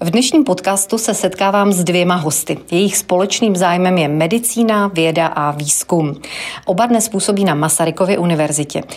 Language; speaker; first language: Czech; native; Czech